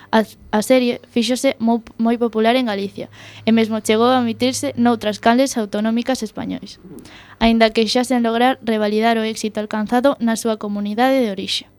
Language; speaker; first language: Galician; non-native, local second language; Spanish